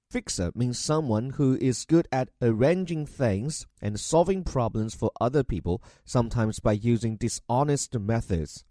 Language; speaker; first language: English; non-native, fluent; Chinese